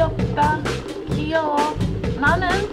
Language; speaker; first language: Korean; non-native, fluent; English